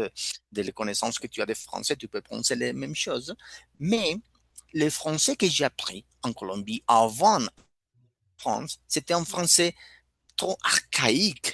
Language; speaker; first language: French; non-native, fluent; Spanish